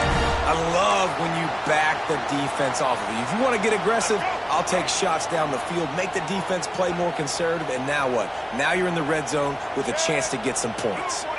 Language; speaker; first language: English; native; English